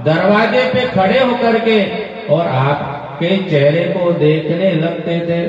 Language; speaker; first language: Hindi; non-native, local second language; Gujarati